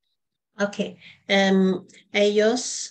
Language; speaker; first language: Spanish; non-native, learner; Chinese